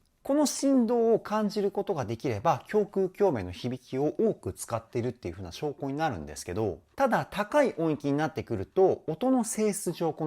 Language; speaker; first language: Japanese; native; Japanese